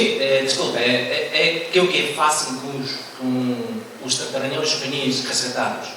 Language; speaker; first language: Portuguese; non-native, learner; Spanish